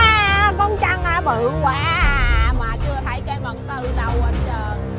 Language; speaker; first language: Vietnamese; native; Vietnamese